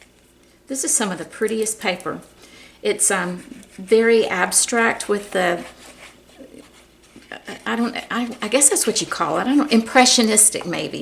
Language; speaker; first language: English; native; English